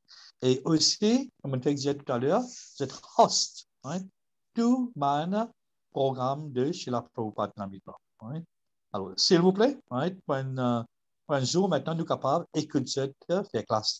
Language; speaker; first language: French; non-native, learner; Morisyen